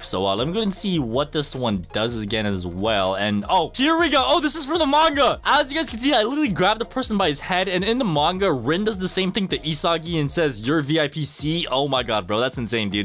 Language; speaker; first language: English; native; English